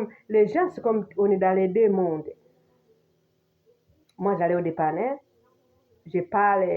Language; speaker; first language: French; non-native, fluent; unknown